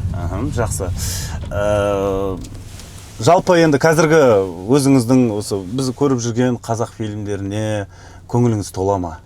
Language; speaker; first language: Kazakh; native; Kazakh